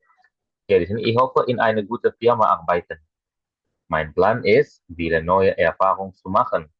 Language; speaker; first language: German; non-native, fluent; Indonesian